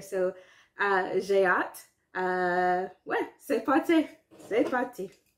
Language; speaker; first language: French; non-native, learner; English